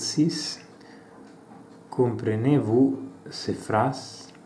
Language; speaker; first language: French; non-native, learner; Italian